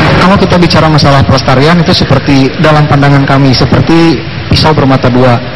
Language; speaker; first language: Indonesian; native; Indonesian